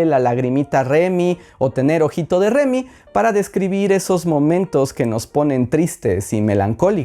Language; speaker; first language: Spanish; native; Spanish